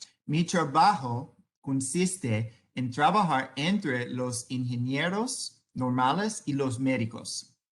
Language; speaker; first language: Spanish; non-native, learner; English